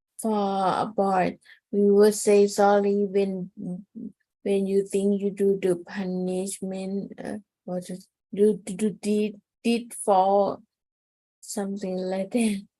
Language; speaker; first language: English; non-native, learner; Thai